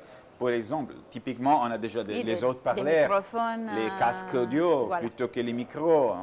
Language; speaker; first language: French; non-native, learner; Italian